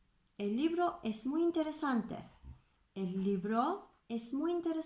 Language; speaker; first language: Spanish; non-native, fluent; Turkish